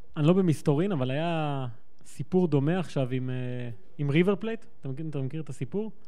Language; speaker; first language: Hebrew; native; Hebrew